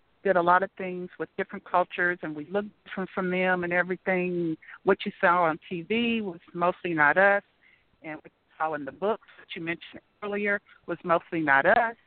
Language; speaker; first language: English; native; English